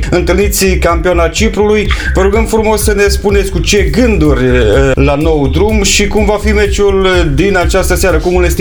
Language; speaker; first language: Romanian; native; Romanian